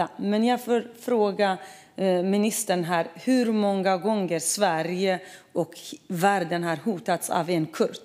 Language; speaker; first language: Swedish; non-native, fluent; Kurdish